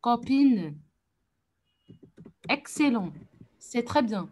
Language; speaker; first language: French; non-native, fluent; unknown